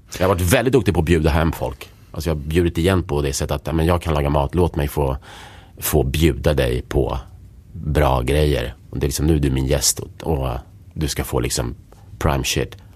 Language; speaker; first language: Swedish; early bilingual, other home language; Czech